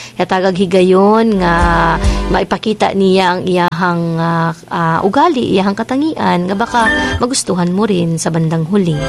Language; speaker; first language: Filipino; non-native, local second language; Cebuano